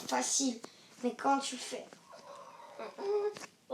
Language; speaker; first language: French; native; French